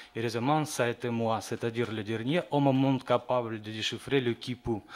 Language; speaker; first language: French; non-native, fluent; Russian